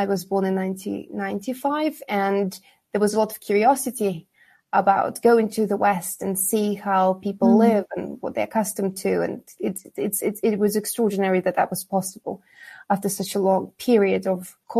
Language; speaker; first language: English; non-native, fluent; Kazakh